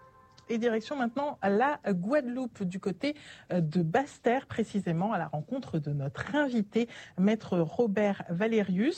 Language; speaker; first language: French; native; French